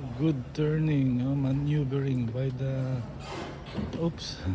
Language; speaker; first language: English; non-native, local second language; Filipino